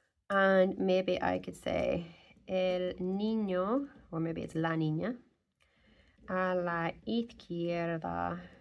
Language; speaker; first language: Spanish; non-native, fluent; English